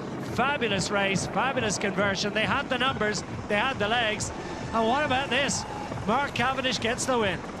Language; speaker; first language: English; native; English